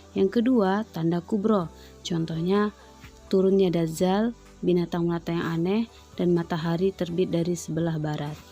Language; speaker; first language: Indonesian; native; Indonesian